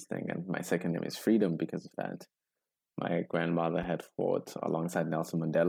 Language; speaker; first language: English; non-native, local second language; Zulu